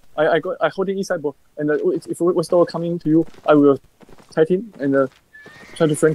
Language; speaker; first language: English; non-native, learner; Chinese